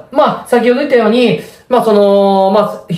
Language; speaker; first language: Japanese; native; Japanese